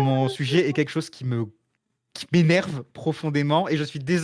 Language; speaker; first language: French; native; French